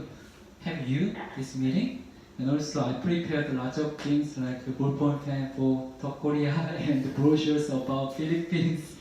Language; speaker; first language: English; non-native, learner; Korean